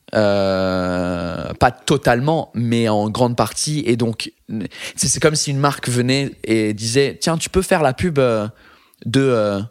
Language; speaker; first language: French; non-native, fluent; English